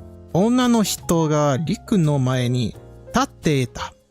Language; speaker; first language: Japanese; non-native, learner; English